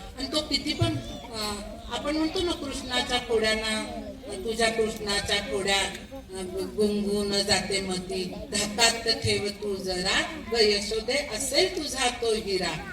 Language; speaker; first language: Marathi; non-native, local second language; Marwari